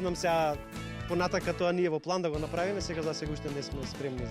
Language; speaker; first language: Macedonian; native; Macedonian